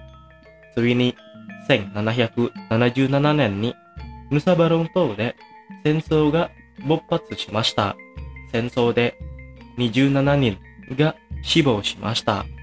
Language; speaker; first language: Japanese; non-native, fluent; Indonesian